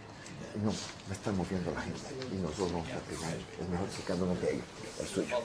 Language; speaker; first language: Spanish; non-native, fluent; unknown